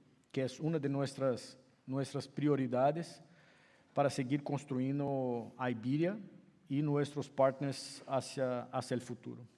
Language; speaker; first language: Spanish; non-native, fluent; Portuguese